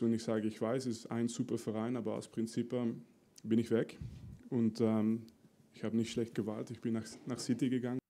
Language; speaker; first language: German; non-native, fluent; French